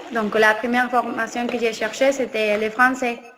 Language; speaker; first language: French; non-native, learner; Spanish